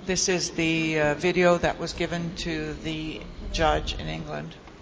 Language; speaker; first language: English; non-native, fluent; Italian